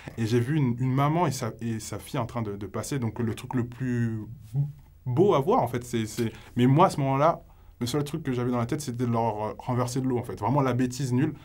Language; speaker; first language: French; native; French